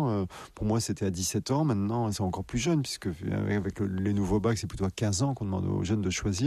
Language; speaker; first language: French; native; French